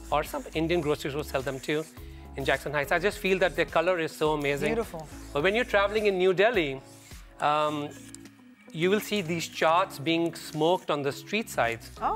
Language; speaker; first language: English; non-native, local second language; Punjabi